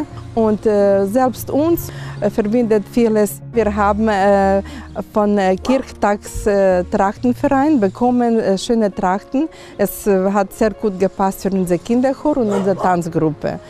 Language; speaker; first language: German; non-native, local second language; Ukrainian